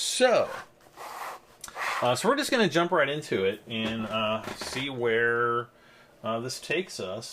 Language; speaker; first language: English; native; English